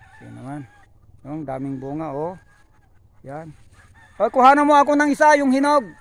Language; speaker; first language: Filipino; non-native, local second language; Iloko